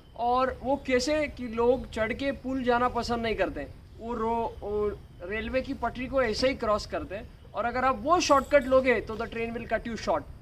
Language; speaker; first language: Hindi; non-native, local second language; Marathi